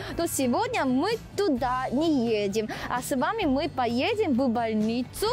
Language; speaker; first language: Russian; non-native, fluent; Korean